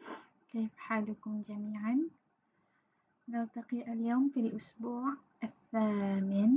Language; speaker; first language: Arabic; non-native, fluent; Malay